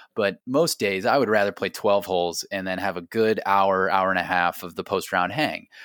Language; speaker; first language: English; native; English